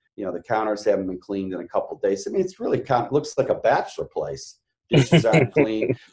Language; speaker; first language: English; native; English